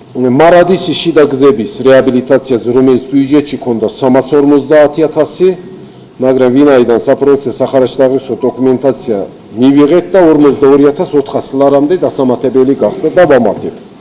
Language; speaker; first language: Georgian; non-native, local second language; Azerbaijani